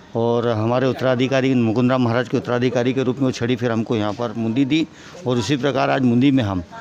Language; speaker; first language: Hindi; native; Hindi